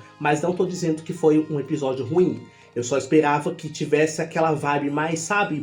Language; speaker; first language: Portuguese; native; Portuguese